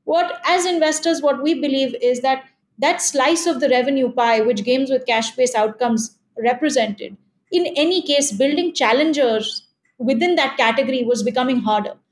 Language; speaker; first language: English; non-native, local second language; Hindi